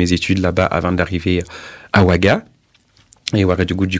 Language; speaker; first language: French; non-native, local second language; Mossi